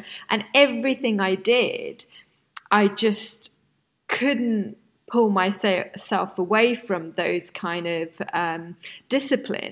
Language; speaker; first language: English; non-native, local second language; Bangla